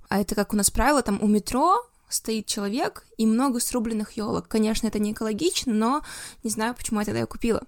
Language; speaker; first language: Russian; native; Russian